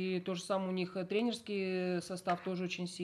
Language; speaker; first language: Russian; native; Russian